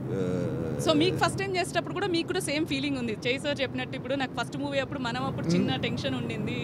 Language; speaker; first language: Telugu; native; Telugu